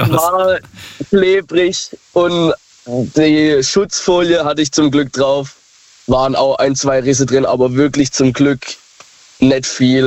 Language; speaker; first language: German; native; German